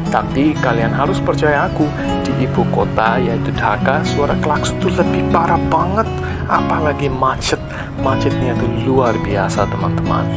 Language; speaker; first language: Indonesian; non-native, fluent; Bangla